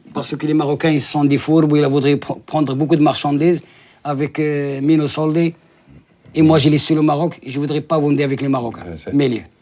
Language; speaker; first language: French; non-native, learner; Arabic